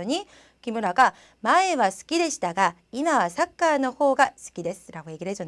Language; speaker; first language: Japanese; non-native, fluent; Korean